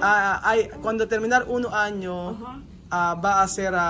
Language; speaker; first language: Spanish; non-native, learner; Filipino